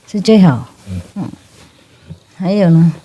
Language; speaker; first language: Chinese; non-native, fluent; Vietnamese